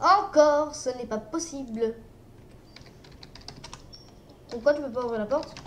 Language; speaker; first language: French; native; French